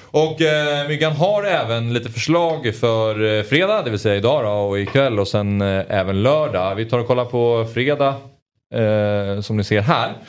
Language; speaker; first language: Swedish; native; Swedish